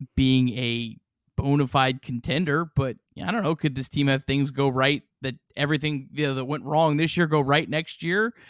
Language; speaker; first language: English; native; English